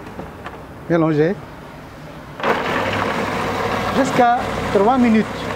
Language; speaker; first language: French; non-native, learner; Arabic